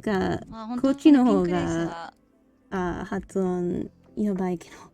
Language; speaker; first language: Japanese; non-native, learner; English